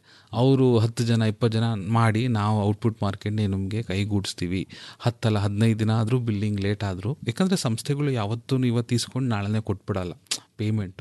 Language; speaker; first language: Kannada; native; Kannada